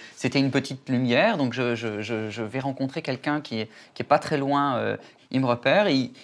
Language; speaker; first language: French; native; French